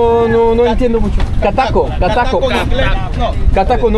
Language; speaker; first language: Spanish; non-native, learner; French